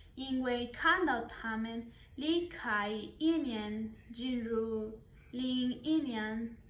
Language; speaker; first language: Chinese; non-native, learner; Spanish